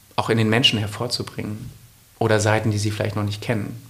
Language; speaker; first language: German; native; German